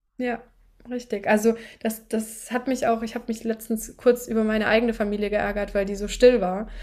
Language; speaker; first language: German; native; German